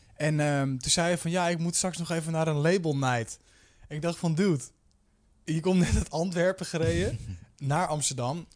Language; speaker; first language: Dutch; native; Dutch